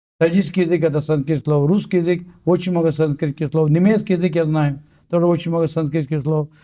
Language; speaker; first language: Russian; non-native, fluent; Tamil